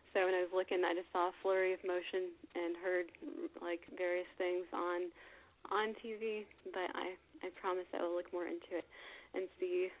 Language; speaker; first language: English; native; English